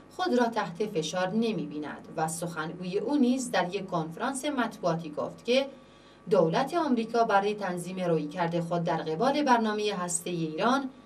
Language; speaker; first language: Persian; non-native, local second language; Central Kurdish